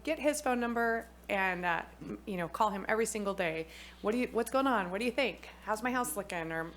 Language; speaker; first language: English; native; English